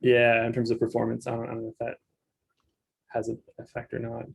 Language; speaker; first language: English; native; English